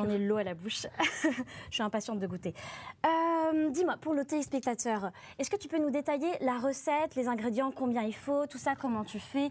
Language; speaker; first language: French; native; French